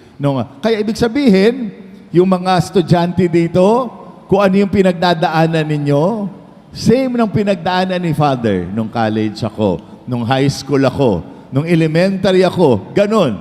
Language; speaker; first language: Filipino; native; Filipino